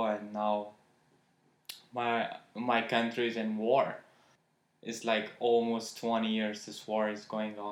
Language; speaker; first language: English; non-native, fluent; Persian